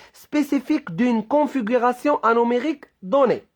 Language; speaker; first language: French; non-native, local second language; Arabic